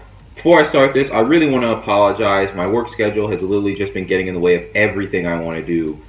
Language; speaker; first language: English; native; English